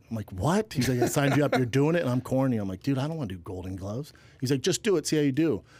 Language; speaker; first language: English; native; English